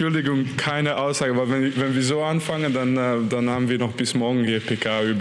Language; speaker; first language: German; non-native, fluent; French